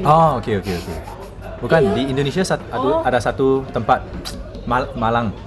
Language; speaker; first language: Indonesian; non-native, learner; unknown